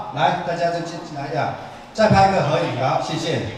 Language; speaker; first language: Chinese; native; Chinese